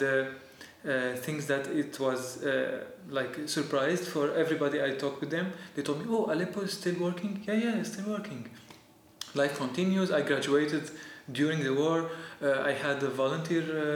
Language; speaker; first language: English; non-native, fluent; Arabic